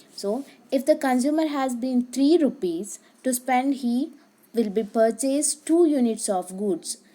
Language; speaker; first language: English; non-native, local second language; Kannada